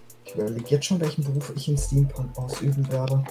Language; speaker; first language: German; native; German